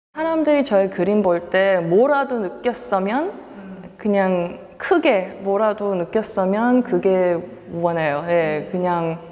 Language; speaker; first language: Korean; early bilingual, heritage; Korean